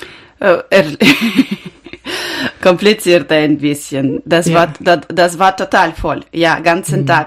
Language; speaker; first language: German; non-native, learner; Ukrainian